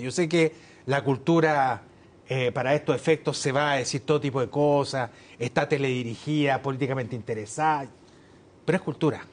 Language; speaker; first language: Spanish; native; Spanish